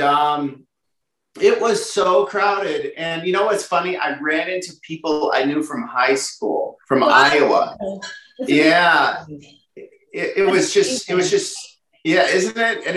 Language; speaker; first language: English; native; English